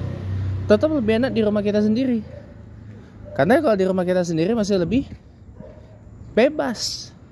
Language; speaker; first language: Indonesian; native; Indonesian